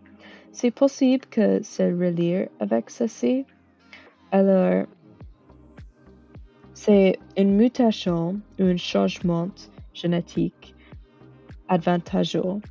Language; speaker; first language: French; non-native, learner; English